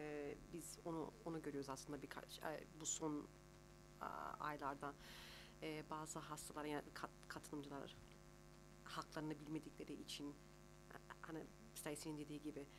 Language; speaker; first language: Turkish; early bilingual, heritage; Turkish